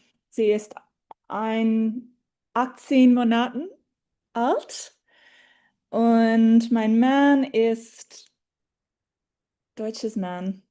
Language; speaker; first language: German; non-native, learner; English